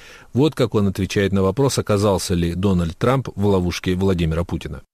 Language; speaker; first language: Russian; native; Russian